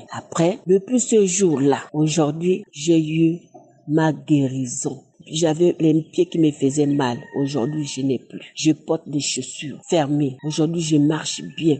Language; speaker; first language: French; native; French